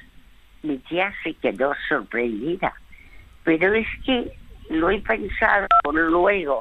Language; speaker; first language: Spanish; early bilingual, other home language; French